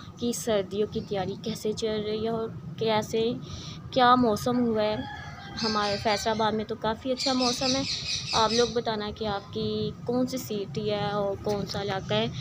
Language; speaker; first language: Urdu; native; Urdu